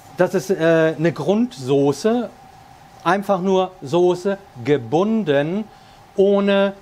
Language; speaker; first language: German; non-native, local second language; Swiss German